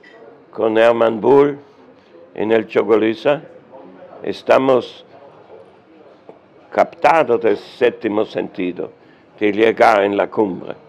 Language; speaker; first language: Spanish; non-native, learner; German